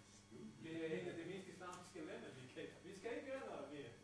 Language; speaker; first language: Danish; non-native, fluent; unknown